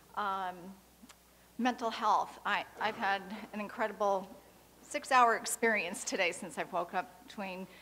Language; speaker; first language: English; native; English